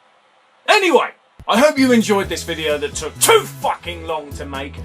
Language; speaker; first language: English; native; English